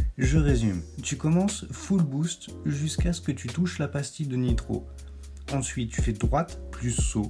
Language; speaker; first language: French; native; French